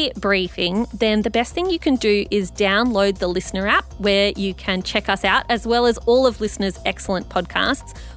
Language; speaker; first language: English; early bilingual, other home language; Hindi